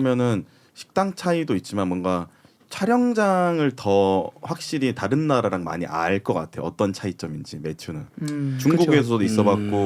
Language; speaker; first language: Korean; native; Korean